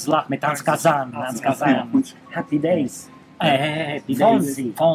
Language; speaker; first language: Dutch; non-native, learner; Italian